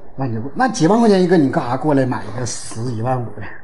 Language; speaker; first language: Chinese; native; Chinese